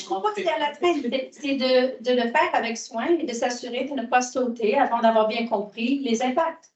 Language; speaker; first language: French; native; French